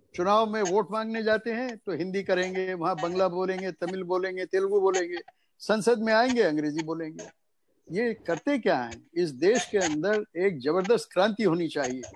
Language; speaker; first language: Hindi; native; Hindi